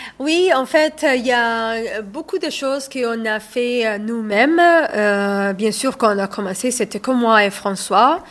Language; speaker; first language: French; non-native, learner; Somali